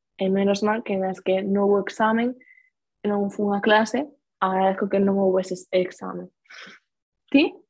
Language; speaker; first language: Galician; non-native, local second language; Spanish